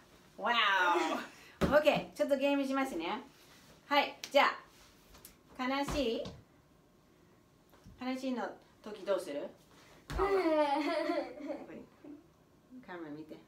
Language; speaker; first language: Japanese; non-native, fluent; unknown